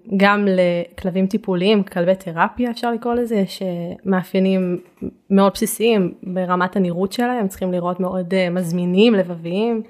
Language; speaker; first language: Hebrew; native; Hebrew